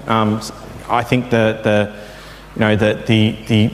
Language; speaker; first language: English; native; English